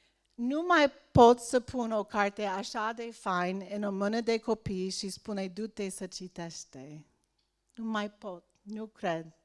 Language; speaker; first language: Romanian; non-native, learner; English